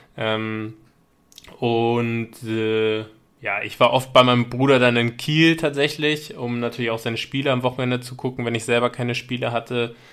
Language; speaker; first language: German; native; German